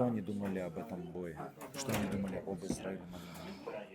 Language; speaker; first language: Russian; non-native, local second language; Uzbek